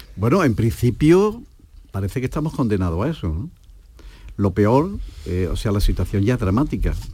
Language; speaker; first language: Spanish; native; Spanish